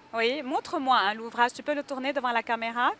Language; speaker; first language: French; native; French